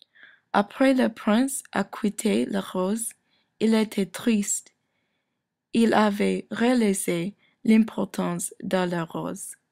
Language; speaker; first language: French; non-native, learner; English